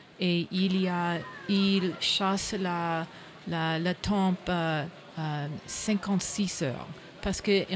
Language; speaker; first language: French; non-native, learner; English